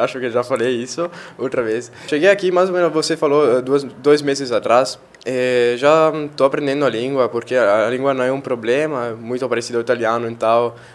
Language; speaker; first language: Portuguese; non-native, learner; Italian